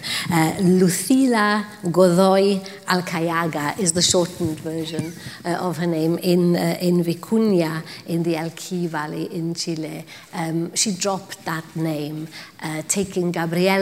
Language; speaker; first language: English; non-native, local second language; Welsh